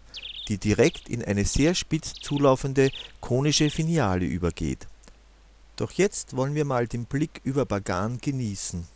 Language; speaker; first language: German; native; German